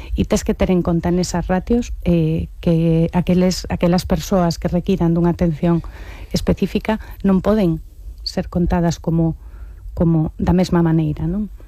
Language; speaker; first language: Galician; native; Galician